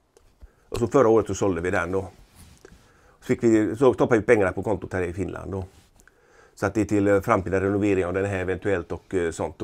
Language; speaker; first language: Swedish; native; Swedish